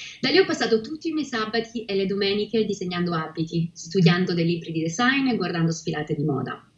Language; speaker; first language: Italian; native; Italian